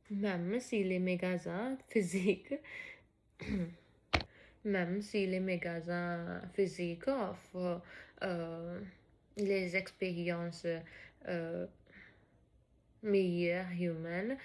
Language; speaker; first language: French; non-native, learner; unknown